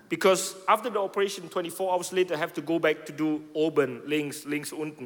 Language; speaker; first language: English; non-native, fluent; Indonesian